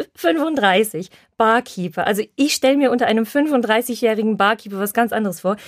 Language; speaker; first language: German; early bilingual, heritage; Polish